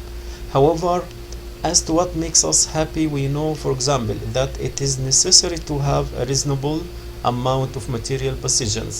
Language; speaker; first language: English; non-native, fluent; Arabic